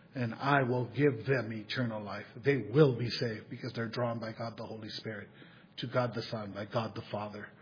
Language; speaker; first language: English; native; English